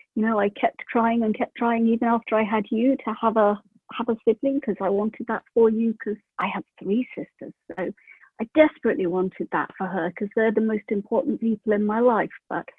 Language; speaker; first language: English; native; English